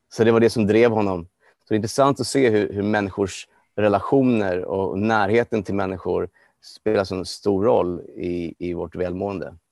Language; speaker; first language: Swedish; non-native, fluent; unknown